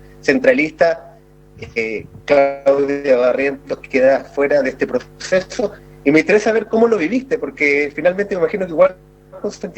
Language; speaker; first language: Spanish; native; Spanish